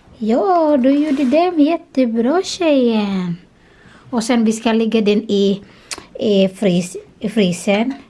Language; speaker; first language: Swedish; non-native, learner; Cebuano